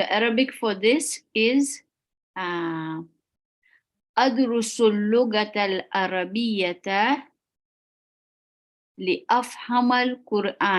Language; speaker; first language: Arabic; non-native, learner; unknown